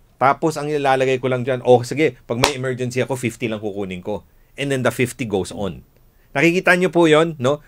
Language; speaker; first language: Filipino; native; Filipino